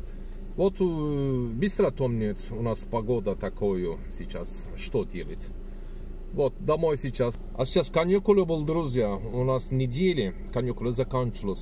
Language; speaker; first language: Russian; non-native, learner; Turkish